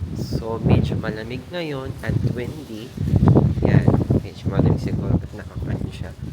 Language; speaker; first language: Filipino; non-native, local second language; Iloko